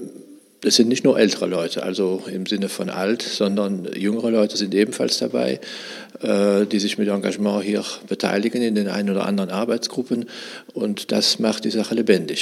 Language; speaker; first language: German; native; German